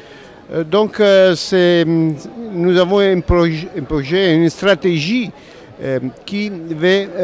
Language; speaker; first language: French; non-native, learner; Italian